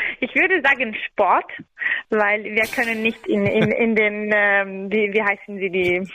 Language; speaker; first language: German; non-native, learner; Italian